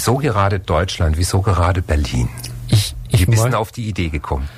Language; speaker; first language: German; native; German